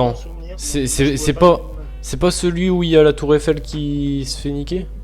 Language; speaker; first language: French; native; French